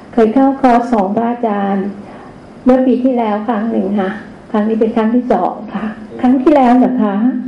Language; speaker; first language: Thai; native; Thai